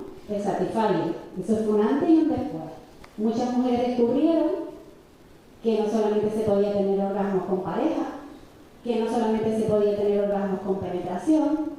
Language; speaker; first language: Spanish; native; Spanish